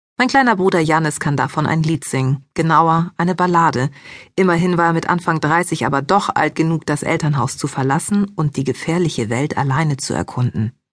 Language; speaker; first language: German; early bilingual, other home language; Greek